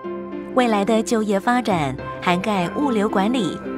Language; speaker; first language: Chinese; native; Chinese